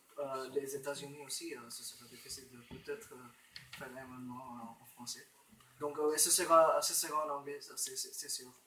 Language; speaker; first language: French; non-native, fluent; Romanian